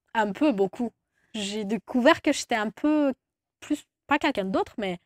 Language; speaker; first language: French; non-native, fluent; Turkish